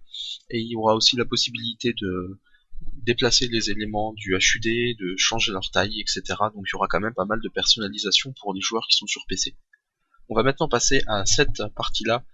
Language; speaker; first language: French; native; French